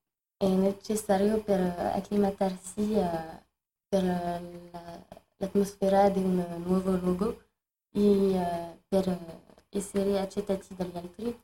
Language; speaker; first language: Italian; non-native, learner; French